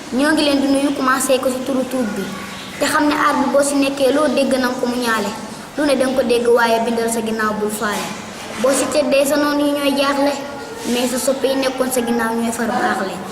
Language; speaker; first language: Wolof; native; Wolof